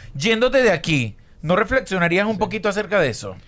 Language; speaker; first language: Spanish; native; Spanish